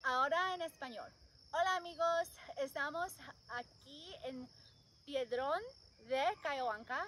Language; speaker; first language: Spanish; non-native, learner; English